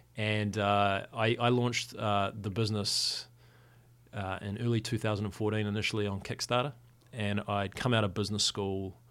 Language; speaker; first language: English; native; English